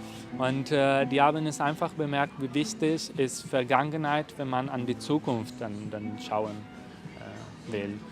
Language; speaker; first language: German; non-native, fluent; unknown